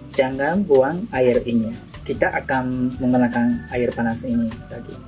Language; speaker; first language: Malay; non-native, learner; Japanese